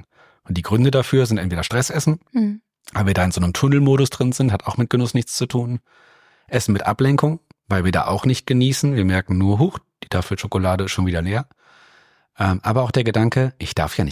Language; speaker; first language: German; native; German